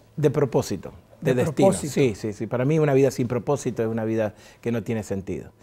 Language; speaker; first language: Spanish; native; Spanish